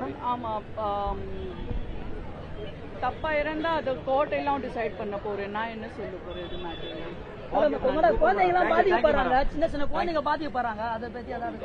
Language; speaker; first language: Tamil; non-native, fluent; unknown